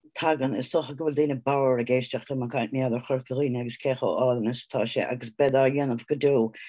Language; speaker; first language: Irish; native; Irish